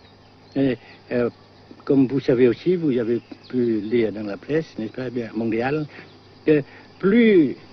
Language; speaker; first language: French; non-native, fluent; Vietnamese